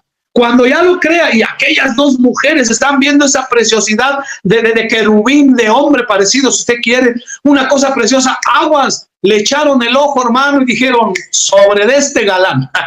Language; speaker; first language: Spanish; native; Spanish